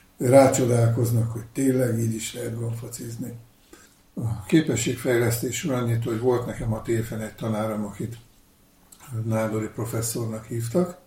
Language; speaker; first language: Hungarian; native; Hungarian